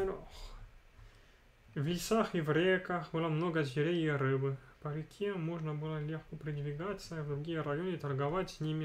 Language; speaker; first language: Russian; non-native, fluent; French